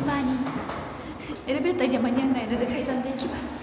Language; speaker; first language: Japanese; native; Japanese